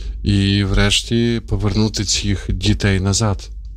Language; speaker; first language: Ukrainian; native; Ukrainian